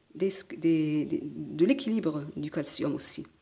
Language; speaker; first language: French; non-native, local second language; Arabic